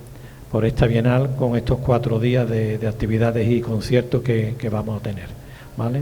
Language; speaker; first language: Spanish; native; Spanish